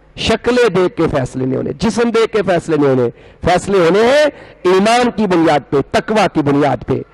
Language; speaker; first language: Urdu; non-native, local second language; Punjabi